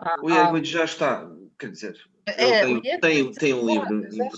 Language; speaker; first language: Portuguese; non-native, fluent; Croatian